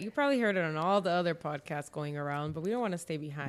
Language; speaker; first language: English; early bilingual, other home language; Spanish